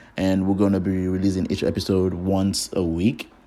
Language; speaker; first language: English; non-native, local second language; Igbo